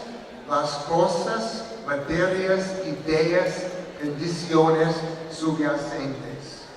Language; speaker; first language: Spanish; non-native, learner; English